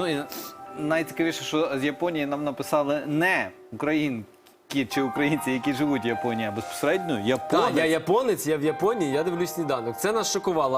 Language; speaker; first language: Ukrainian; native; Ukrainian